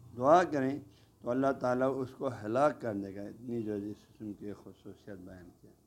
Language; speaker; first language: Urdu; non-native, local second language; Balti